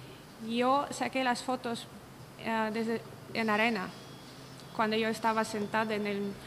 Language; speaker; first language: Spanish; non-native, learner; Russian